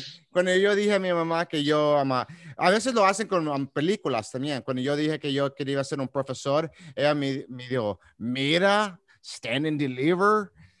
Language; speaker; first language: Spanish; early bilingual, other home language; English